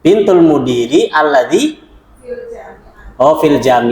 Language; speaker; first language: Arabic; non-native, fluent; Indonesian